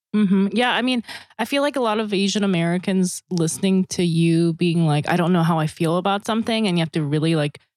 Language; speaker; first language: English; non-native, fluent; Korean